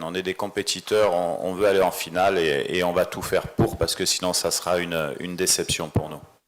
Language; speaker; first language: French; native; French